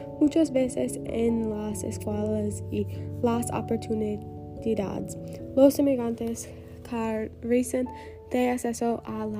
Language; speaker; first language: Spanish; non-native, learner; English